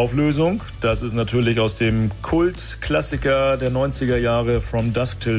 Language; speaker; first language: German; native; German